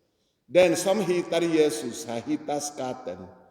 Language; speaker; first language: Swedish; non-native, fluent; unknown